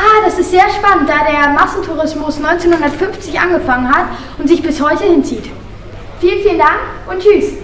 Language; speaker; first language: German; native; German